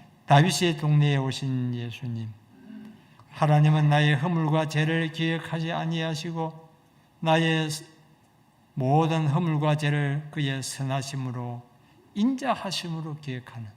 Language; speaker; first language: Korean; native; Korean